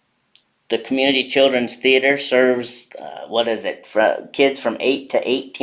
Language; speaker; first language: English; native; English